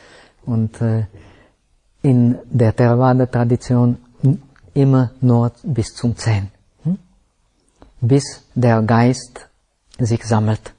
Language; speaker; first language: German; non-native, fluent; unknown